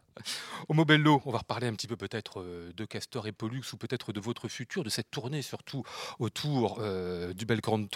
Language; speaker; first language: French; native; French